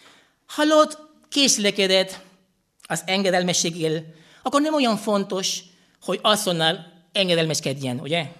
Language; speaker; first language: Hungarian; non-native, fluent; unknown